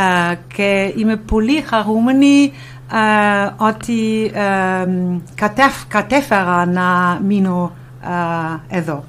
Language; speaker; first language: Greek; non-native, learner; German